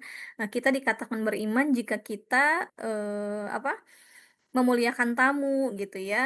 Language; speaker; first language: Indonesian; native; Indonesian